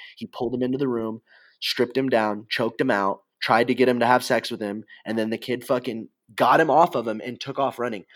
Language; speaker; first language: English; native; English